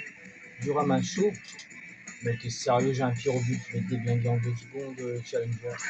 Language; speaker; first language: French; native; French